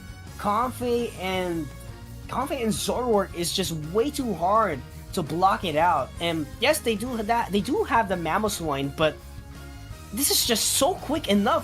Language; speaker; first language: English; non-native, local second language; Filipino